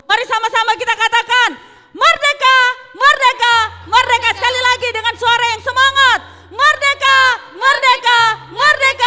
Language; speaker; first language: Indonesian; native; Indonesian